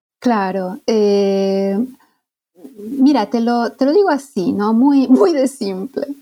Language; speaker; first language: Spanish; non-native, fluent; Italian